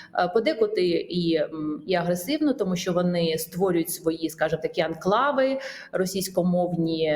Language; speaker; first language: Ukrainian; non-native, fluent; Georgian